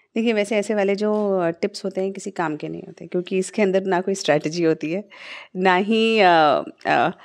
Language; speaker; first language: Hindi; native; Hindi